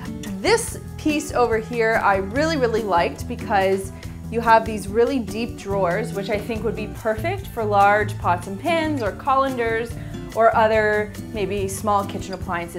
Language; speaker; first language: English; native; English